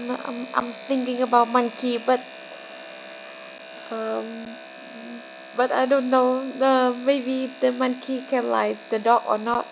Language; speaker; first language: English; non-native, learner; Vietnamese